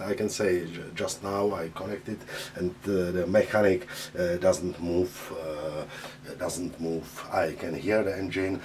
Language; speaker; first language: English; non-native, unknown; Czech